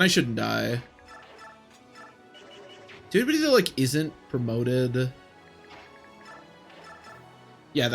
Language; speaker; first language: English; native; English